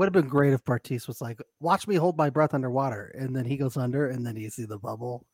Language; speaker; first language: English; native; English